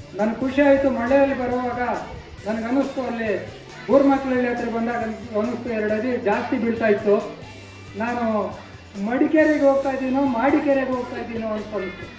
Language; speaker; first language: Kannada; non-native, local second language; Urdu